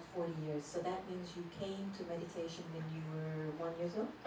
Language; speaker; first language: English; native; English